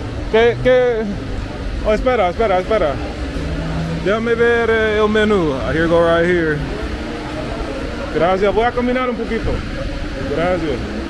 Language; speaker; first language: Spanish; non-native, learner; English